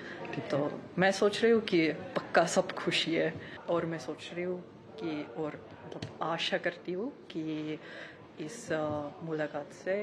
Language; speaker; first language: Hindi; non-native, learner; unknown